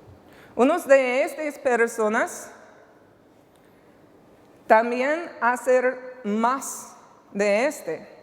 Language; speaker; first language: Spanish; non-native, learner; English